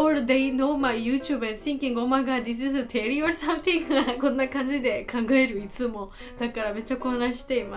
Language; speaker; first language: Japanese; non-native, learner; Georgian